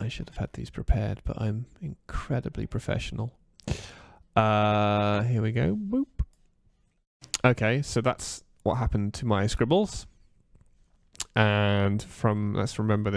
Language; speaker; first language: English; native; English